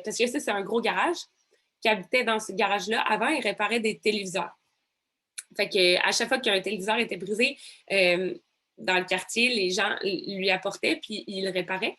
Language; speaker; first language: French; native; French